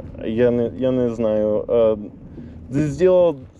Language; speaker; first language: Russian; non-native, learner; English